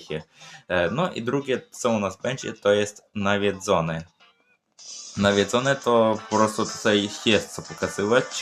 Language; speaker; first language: Polish; early bilingual, other home language; Ukrainian